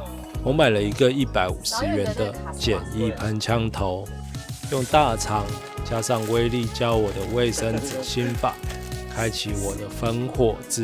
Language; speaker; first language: Chinese; native; Chinese